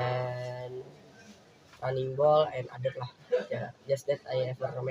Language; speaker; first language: English; non-native, learner; Indonesian